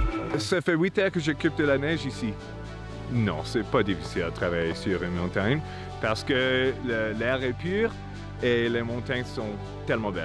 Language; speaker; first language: French; non-native, local second language; English